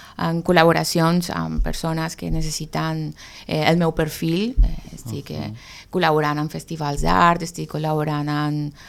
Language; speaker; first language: Catalan; non-native, fluent; Spanish